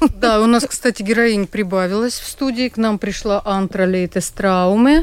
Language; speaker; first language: Russian; native; Russian